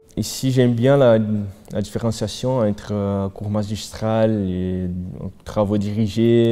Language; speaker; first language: French; non-native, fluent; Portuguese